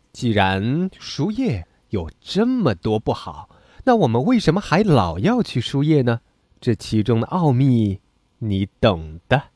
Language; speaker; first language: Chinese; native; Chinese